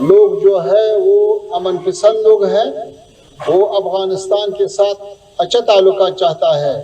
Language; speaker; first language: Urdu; non-native, fluent; Pashto